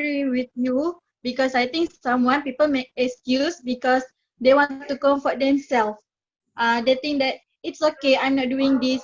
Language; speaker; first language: English; non-native, learner; Malay